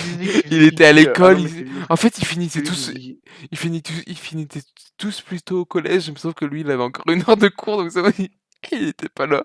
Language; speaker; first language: French; native; French